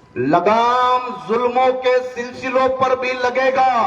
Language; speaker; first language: Hindi; non-native, local second language; Marathi